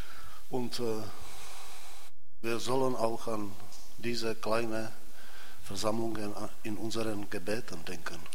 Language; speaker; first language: German; non-native, fluent; Czech